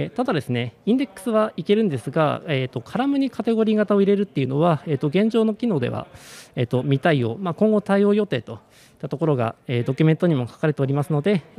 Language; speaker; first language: Japanese; native; Japanese